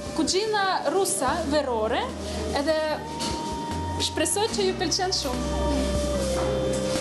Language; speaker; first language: Albanian; non-native, learner; Russian